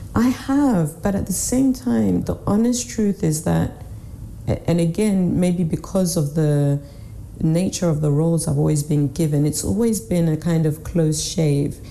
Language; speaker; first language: English; native; English